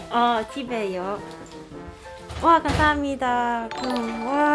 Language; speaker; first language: Korean; non-native, learner; Cantonese